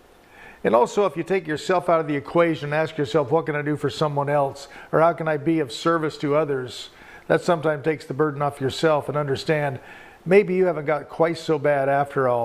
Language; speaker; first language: English; native; English